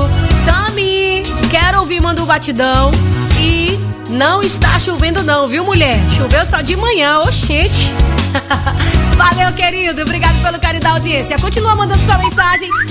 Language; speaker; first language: Portuguese; native; Portuguese